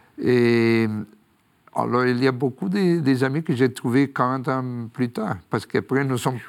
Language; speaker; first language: French; non-native, fluent; Spanish